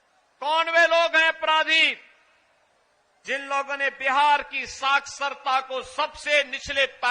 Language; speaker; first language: Hindi; native; Hindi